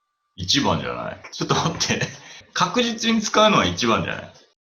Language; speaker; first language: Japanese; native; Japanese